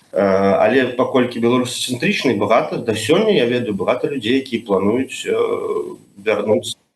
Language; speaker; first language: Belarusian; non-native, local second language; Russian